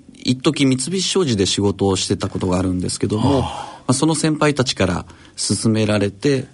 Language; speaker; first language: Japanese; native; Japanese